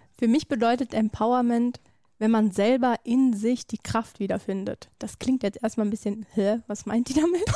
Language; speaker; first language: German; early bilingual, other home language; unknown